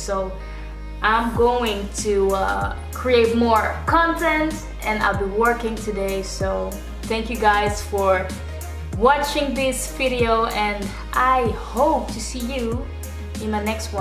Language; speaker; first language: English; non-native, fluent; Dutch